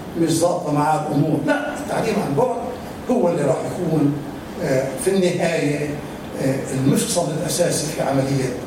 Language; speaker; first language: Arabic; native; Arabic